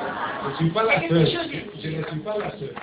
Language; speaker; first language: French; native; French